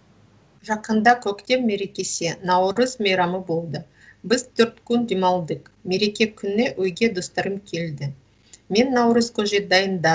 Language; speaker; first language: Kazakh; non-native, learner; Russian